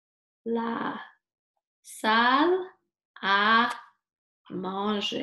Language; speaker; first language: French; non-native, fluent; English